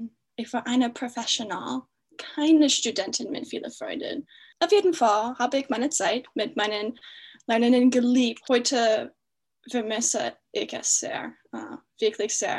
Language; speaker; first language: German; non-native, fluent; English